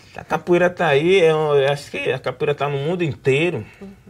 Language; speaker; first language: Portuguese; native; Portuguese